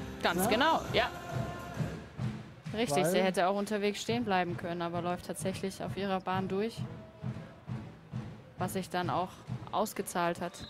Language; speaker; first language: German; native; German